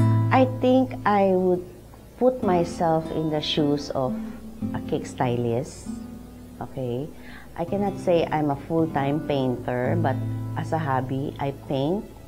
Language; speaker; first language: English; non-native, local second language; Filipino